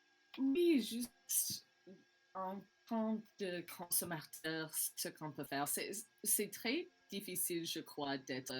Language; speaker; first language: French; non-native, learner; English